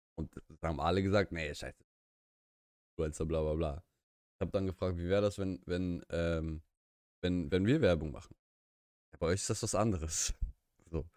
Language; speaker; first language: German; early bilingual, other home language; Russian